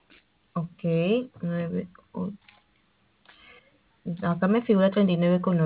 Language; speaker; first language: Spanish; native; Spanish